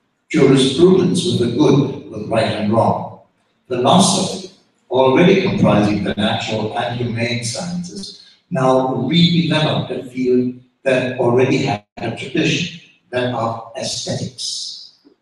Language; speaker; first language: English; non-native, fluent; German